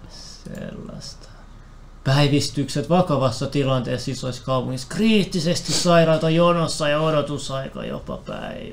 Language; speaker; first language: Finnish; native; Finnish